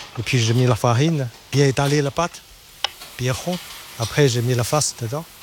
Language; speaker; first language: French; non-native, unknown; Chinese